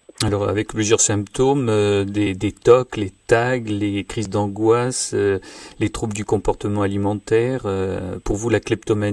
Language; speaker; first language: French; native; French